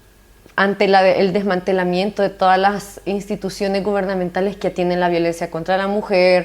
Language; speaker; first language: Spanish; native; Spanish